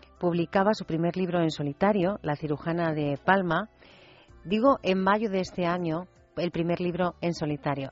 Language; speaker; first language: Spanish; native; Spanish